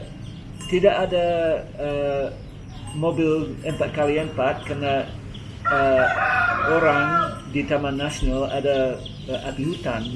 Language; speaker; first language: Indonesian; non-native, fluent; English